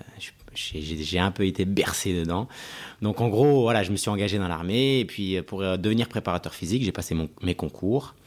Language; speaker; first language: French; early bilingual, other home language; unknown